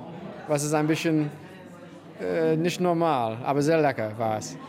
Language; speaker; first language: German; non-native, fluent; English